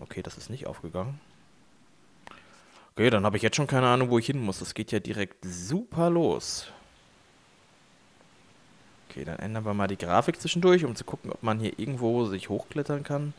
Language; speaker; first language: German; native; German